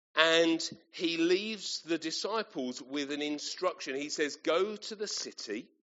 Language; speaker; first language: English; native; English